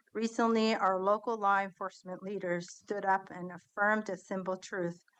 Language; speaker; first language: English; early bilingual, other home language; Somali